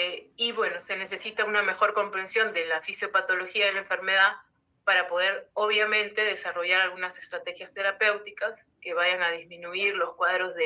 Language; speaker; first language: Spanish; native; Spanish